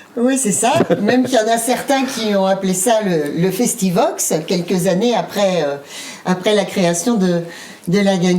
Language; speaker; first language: French; native; French